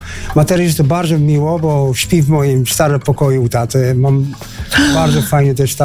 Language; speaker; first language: Polish; non-native, learner; Dutch